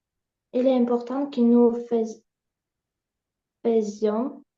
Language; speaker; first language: French; non-native, learner; Ukrainian